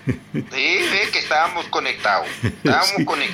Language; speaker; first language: Spanish; non-native, local second language; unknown